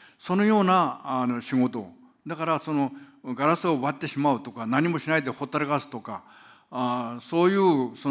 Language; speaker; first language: Japanese; non-native, fluent; Korean